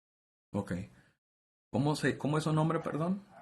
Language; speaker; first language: Spanish; native; Spanish